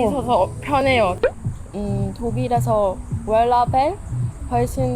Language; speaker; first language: Korean; non-native, fluent; German